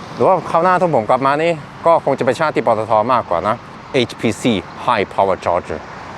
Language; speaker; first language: Thai; non-native, fluent; Norwegian